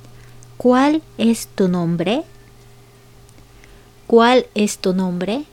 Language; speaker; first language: Spanish; non-native, fluent; Japanese